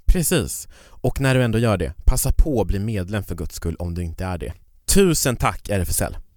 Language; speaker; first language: Swedish; native; Swedish